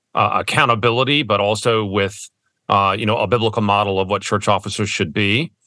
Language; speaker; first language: English; early bilingual, other home language; German